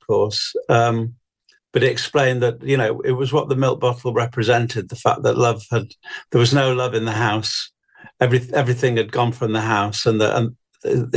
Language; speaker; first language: English; native; English